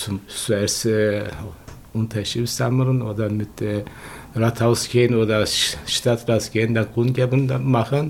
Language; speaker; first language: German; non-native, learner; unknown